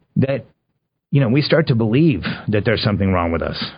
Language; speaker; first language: English; early bilingual, other home language; Spanish